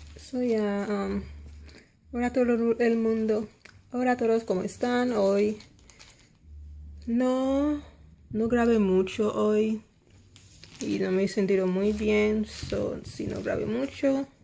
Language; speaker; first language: Spanish; non-native, fluent; Haitian Creole